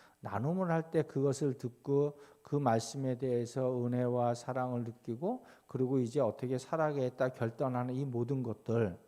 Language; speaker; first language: Korean; native; Korean